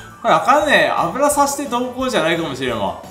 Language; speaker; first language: Japanese; native; Japanese